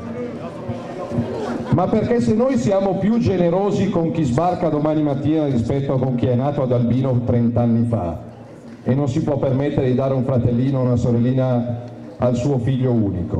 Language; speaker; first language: Italian; native; Italian